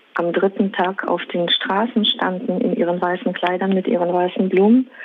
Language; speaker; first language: German; non-native, fluent; Russian